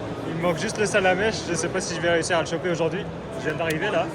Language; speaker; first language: French; native; French